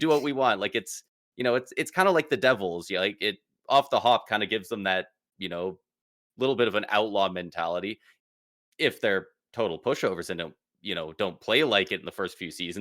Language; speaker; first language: English; native; English